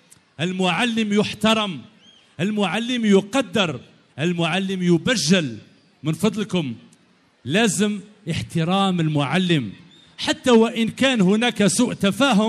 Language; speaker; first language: Arabic; native; Arabic